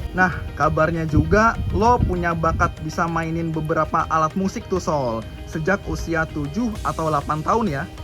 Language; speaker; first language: Indonesian; native; Indonesian